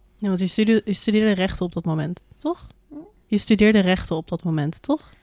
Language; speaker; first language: Dutch; native; Dutch